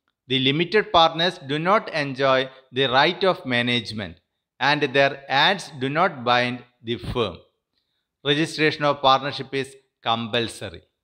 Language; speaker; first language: English; non-native, local second language; Malayalam